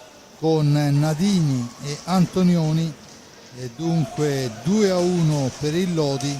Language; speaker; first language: Italian; native; Italian